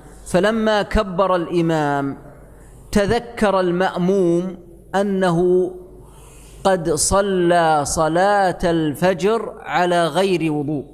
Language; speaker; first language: Arabic; native; Arabic